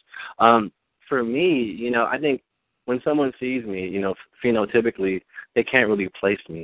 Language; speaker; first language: English; early bilingual, other home language; Spanish